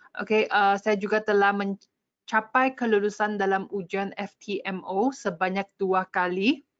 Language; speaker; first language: Malay; non-native, local second language; English